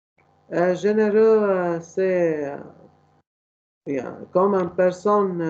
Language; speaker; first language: French; non-native, learner; Arabic